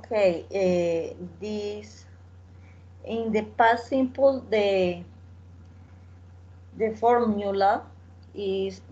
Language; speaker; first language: English; non-native, learner; Spanish